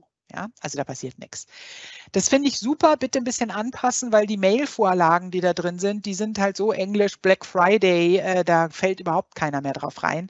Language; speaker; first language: German; native; German